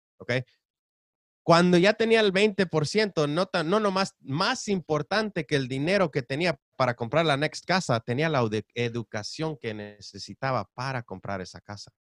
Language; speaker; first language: Spanish; early bilingual, heritage; Spanish